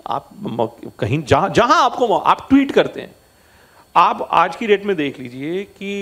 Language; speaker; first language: Hindi; native; Hindi